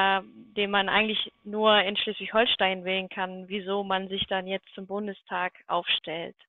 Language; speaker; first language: German; native; German